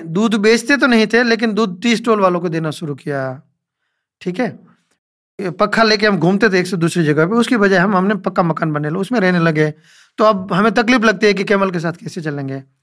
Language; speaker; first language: Hindi; non-native, local second language; Gujarati